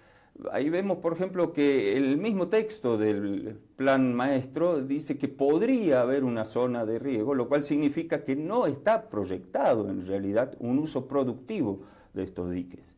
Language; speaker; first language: Spanish; native; Spanish